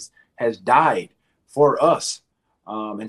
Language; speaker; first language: English; native; English